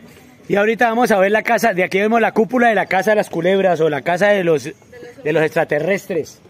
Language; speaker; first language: Spanish; native; Spanish